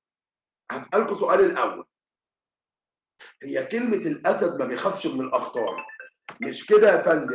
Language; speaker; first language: Arabic; native; Arabic